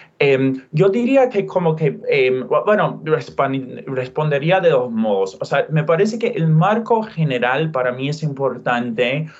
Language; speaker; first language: Spanish; non-native, fluent; English